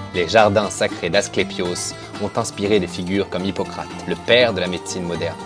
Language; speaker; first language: French; native; French